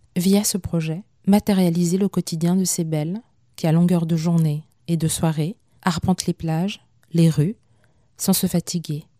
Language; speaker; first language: French; non-native, local second language; Malagasy